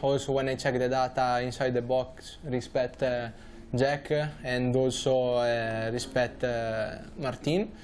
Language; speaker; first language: English; non-native, learner; Italian